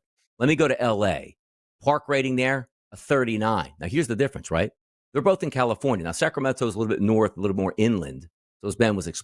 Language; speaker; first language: English; native; English